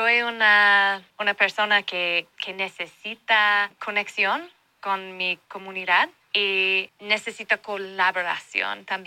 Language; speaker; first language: Spanish; non-native, learner; English